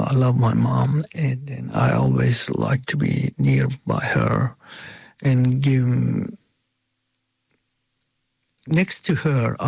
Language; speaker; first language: English; non-native, fluent; Turkish